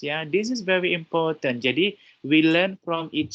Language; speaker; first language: English; non-native, fluent; Indonesian